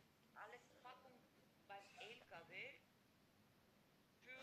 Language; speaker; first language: German; non-native, learner; Macedonian